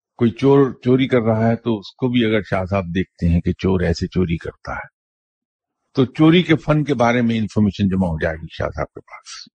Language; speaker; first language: Urdu; non-native, local second language; Punjabi